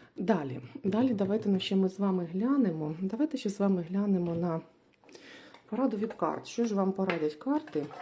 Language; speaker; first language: Ukrainian; non-native, local second language; Russian